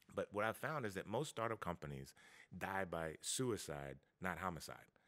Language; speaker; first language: English; native; English